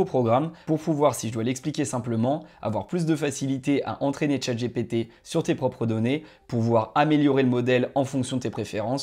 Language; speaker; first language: French; native; French